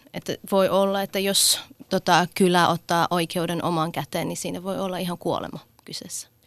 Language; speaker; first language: Finnish; early bilingual, other home language; Persian